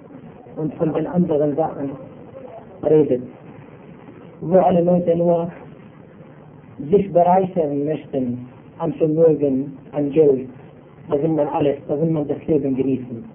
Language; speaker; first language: German; non-native, fluent; Arabic